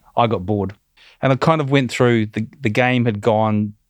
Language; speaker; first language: English; native; English